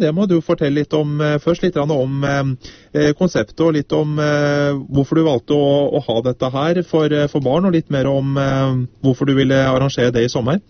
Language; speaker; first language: Norwegian; native; Norwegian